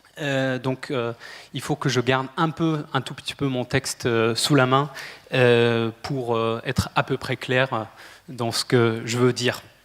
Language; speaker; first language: French; non-native, fluent; German